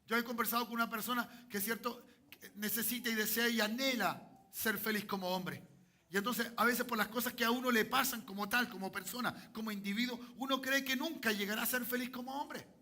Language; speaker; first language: Spanish; native; Spanish